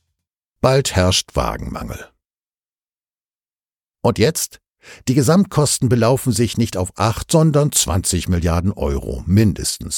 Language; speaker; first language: German; native; German